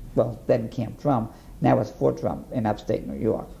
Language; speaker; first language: English; native; English